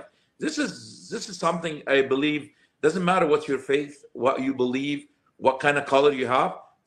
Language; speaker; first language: English; non-native, fluent; Arabic